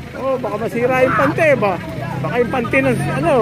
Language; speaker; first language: Filipino; native; Filipino